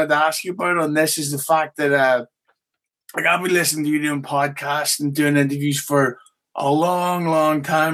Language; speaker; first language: English; native; English